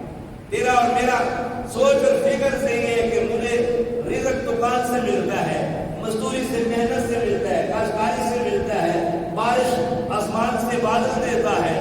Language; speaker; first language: Urdu; native; Urdu